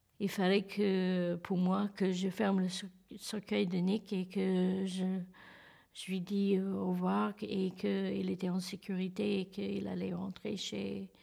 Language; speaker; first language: French; non-native, fluent; English